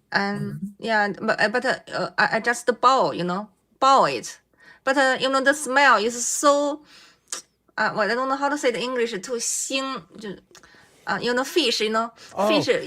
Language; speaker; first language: English; non-native, learner; Chinese